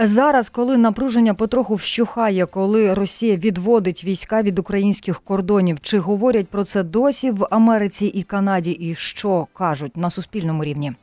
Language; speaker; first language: Ukrainian; native; Ukrainian